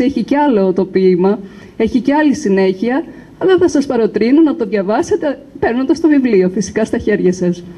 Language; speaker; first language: Greek; native; Greek